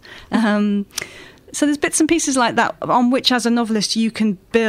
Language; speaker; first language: English; native; English